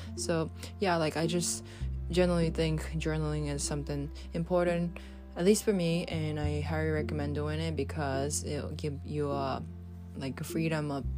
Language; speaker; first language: English; non-native, fluent; Japanese